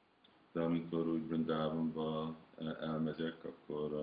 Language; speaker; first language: Hungarian; early bilingual, heritage; Hungarian